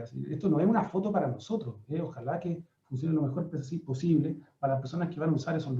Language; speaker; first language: Spanish; native; Spanish